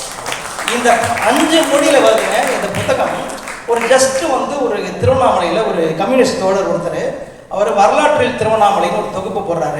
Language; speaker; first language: Tamil; native; Tamil